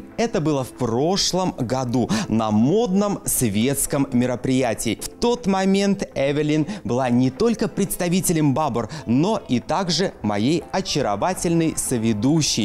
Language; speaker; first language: Russian; native; Russian